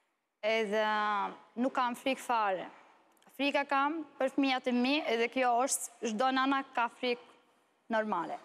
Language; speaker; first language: Albanian; non-native, learner; Arabic